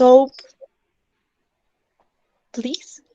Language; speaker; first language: English; non-native, learner; Spanish